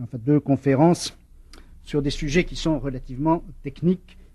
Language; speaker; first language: French; native; French